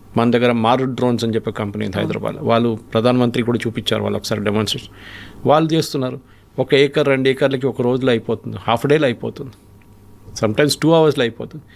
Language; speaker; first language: Telugu; non-native, fluent; Malayalam